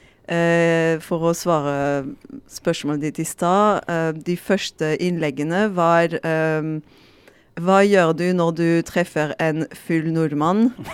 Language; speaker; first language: Norwegian; non-native, fluent; French